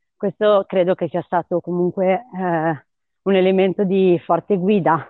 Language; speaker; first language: Italian; early bilingual, other home language; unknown